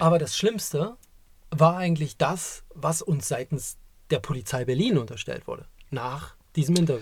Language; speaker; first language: German; native; German